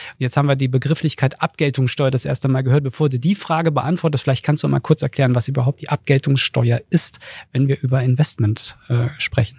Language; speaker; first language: German; native; German